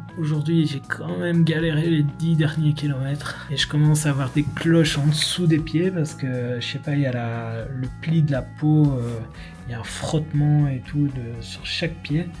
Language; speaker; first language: French; native; French